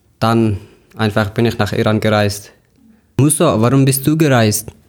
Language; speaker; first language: German; non-native, learner; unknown